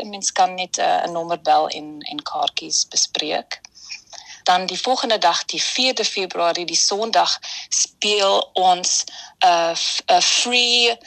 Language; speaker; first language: Afrikaans; early bilingual, heritage; German